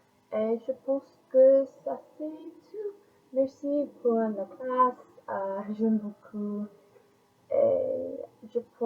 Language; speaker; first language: French; non-native, learner; English